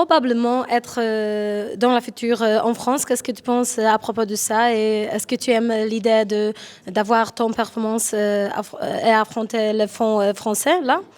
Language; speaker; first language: French; non-native, learner; Polish